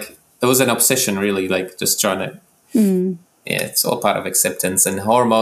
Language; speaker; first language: English; early bilingual, other home language; Arabic